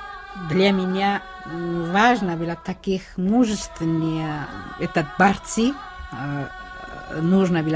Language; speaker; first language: Russian; non-native, local second language; Uzbek